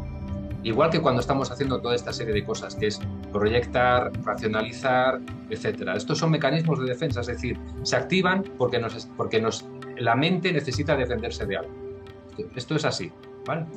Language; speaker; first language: Spanish; native; Spanish